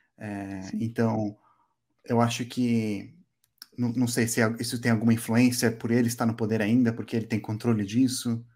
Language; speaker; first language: Portuguese; native; Portuguese